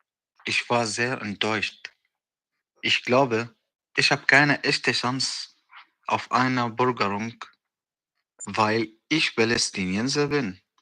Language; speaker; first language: German; non-native, learner; Arabic